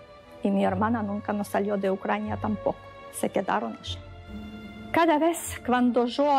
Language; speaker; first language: Spanish; non-native, learner; Ukrainian